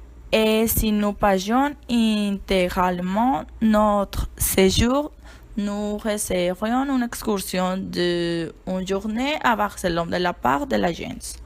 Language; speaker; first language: French; non-native, learner; Spanish